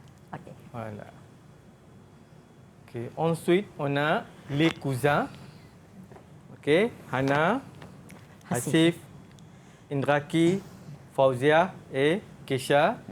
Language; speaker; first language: French; non-native, fluent; Malay